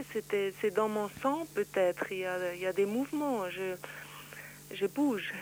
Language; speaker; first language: French; non-native, learner; Swiss German